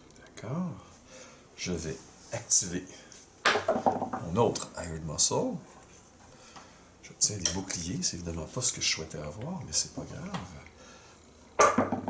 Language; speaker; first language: French; native; French